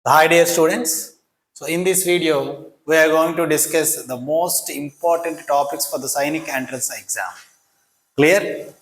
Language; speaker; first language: English; non-native, local second language; Telugu